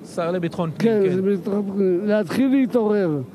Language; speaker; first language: Hebrew; native; Hebrew